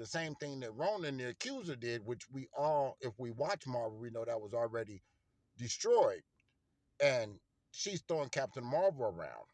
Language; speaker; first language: English; native; English